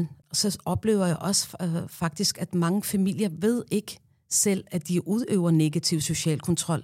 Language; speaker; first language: Danish; non-native, fluent; Arabic